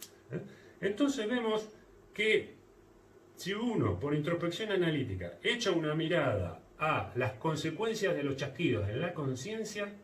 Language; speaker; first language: Spanish; native; Spanish